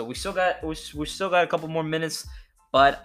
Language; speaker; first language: English; non-native, fluent; Spanish